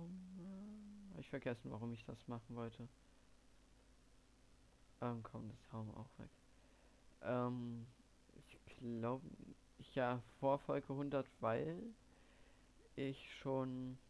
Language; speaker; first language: German; native; German